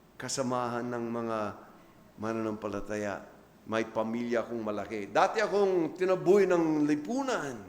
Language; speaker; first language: Filipino; non-native, fluent; English